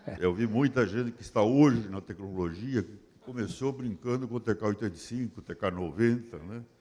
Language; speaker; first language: Portuguese; early bilingual, other home language; Spanish